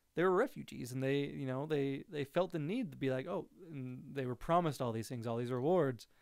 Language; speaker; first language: English; native; English